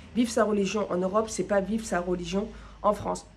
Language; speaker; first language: French; native; French